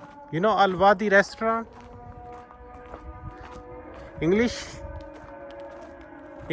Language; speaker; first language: English; non-native, fluent; Urdu